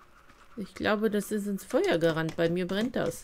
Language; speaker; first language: German; native; German